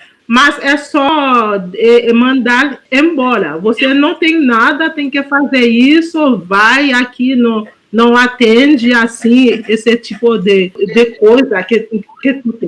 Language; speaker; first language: Portuguese; non-native, fluent; Haitian Creole